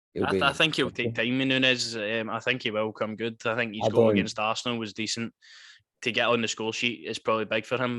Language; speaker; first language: English; native; English